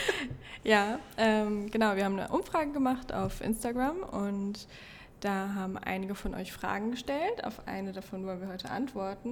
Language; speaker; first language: German; native; German